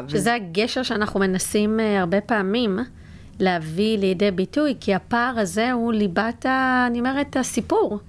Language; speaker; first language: Hebrew; native; Hebrew